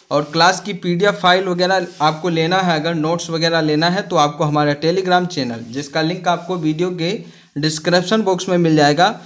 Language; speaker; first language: Hindi; native; Hindi